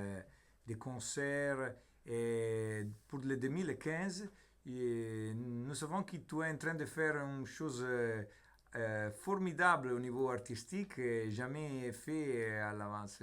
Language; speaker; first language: French; non-native, learner; Italian